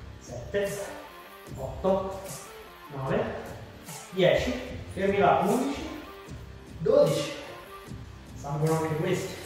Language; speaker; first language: Italian; native; Italian